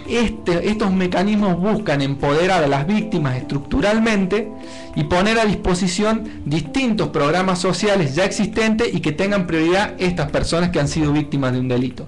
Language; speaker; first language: Spanish; native; Spanish